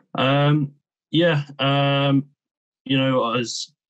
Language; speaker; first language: English; native; English